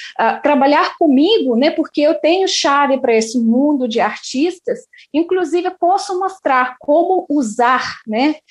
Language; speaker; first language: Portuguese; non-native, fluent; Russian